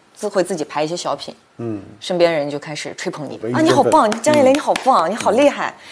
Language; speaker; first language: Chinese; native; Chinese